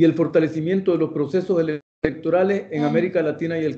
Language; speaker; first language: Spanish; native; Spanish